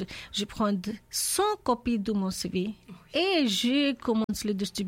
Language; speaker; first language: French; non-native, learner; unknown